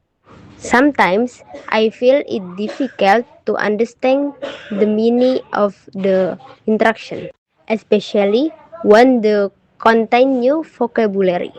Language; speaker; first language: English; non-native, learner; Indonesian